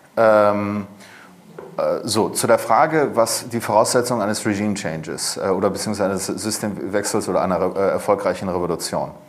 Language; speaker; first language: German; early bilingual, other home language; Persian